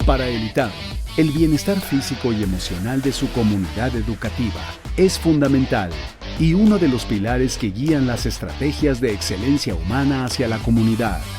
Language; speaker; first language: Spanish; native; Spanish